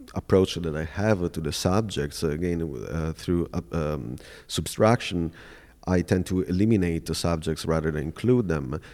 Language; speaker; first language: English; non-native, fluent; Italian